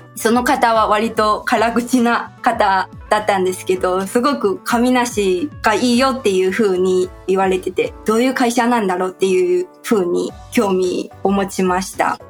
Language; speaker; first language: Japanese; non-native, fluent; Chinese